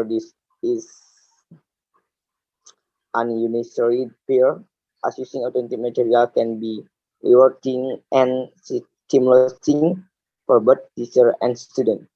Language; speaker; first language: English; non-native, learner; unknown